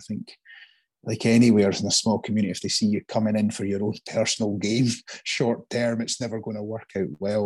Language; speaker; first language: English; native; English